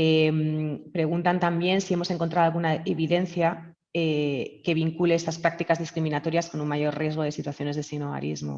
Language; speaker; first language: Spanish; native; Spanish